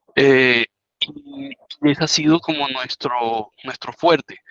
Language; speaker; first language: Spanish; native; Spanish